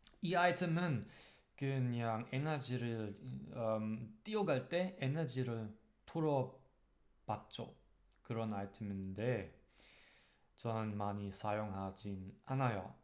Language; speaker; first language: Korean; non-native, learner; German